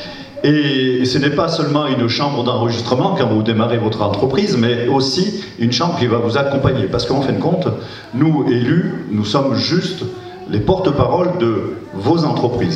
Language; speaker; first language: French; native; French